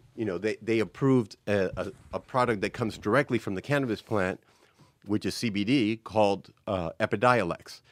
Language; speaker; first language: English; native; English